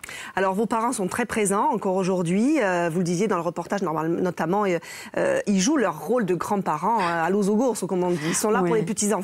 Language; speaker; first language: French; native; French